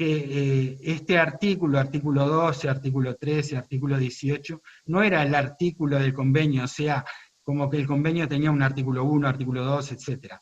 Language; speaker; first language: Spanish; native; Spanish